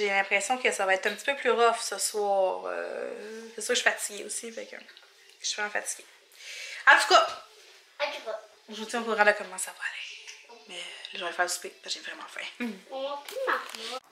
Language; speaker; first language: French; native; French